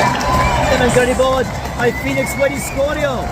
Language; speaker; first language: Welsh; non-native, learner; English